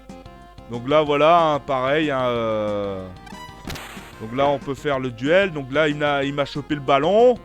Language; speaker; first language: French; native; French